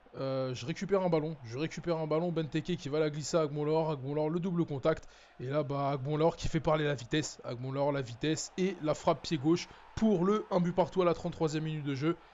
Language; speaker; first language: French; native; French